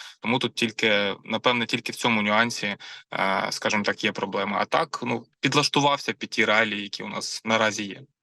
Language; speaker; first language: Ukrainian; non-native, local second language; Russian